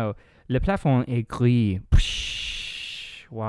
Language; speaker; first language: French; non-native, learner; English